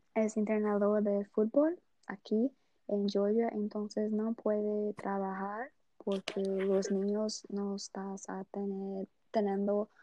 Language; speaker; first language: Spanish; non-native, learner; Portuguese